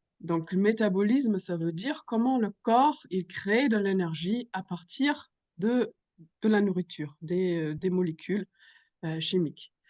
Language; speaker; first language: French; non-native, fluent; German